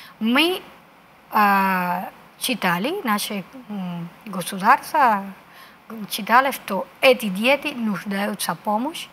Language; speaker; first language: Russian; non-native, fluent; Spanish